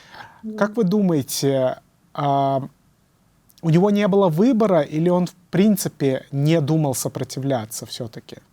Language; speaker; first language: Russian; native; Russian